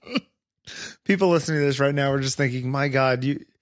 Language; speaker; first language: English; native; English